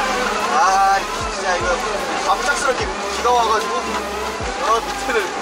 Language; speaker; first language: Korean; native; Korean